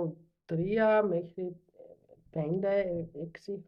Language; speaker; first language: Greek; non-native, learner; German